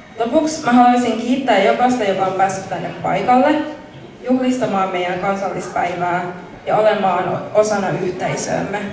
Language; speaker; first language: Finnish; early bilingual, other home language; Mon